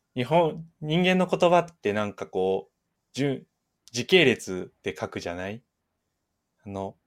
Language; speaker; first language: Japanese; native; Japanese